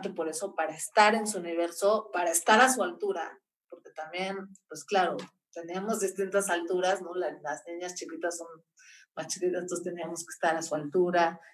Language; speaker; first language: Spanish; native; Spanish